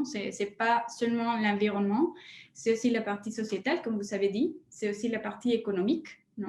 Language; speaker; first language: French; non-native, fluent; Spanish